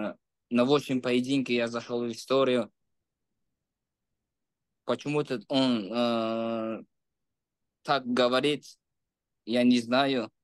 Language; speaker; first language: Russian; non-native, local second language; Uzbek